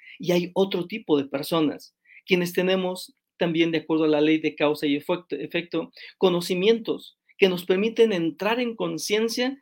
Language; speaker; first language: Spanish; native; Spanish